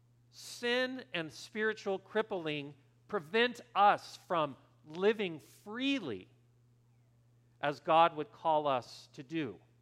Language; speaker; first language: English; native; English